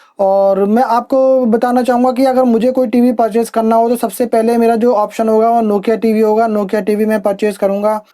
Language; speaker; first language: Hindi; native; Hindi